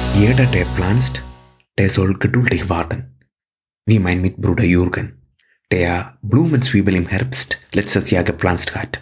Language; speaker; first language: German; non-native, fluent; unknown